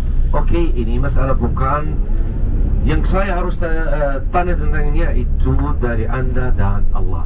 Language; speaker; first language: Indonesian; non-native, fluent; Arabic